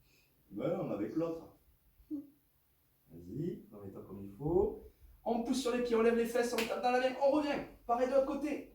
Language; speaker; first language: French; native; French